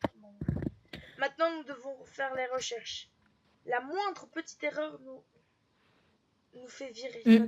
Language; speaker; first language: French; native; French